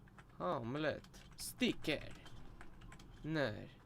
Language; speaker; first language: Swedish; non-native, learner; Russian